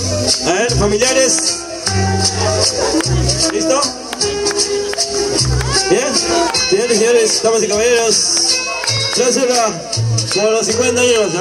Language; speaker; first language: Spanish; native; Spanish